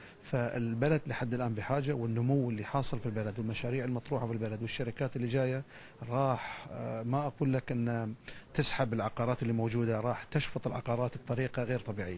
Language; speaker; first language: Arabic; native; Arabic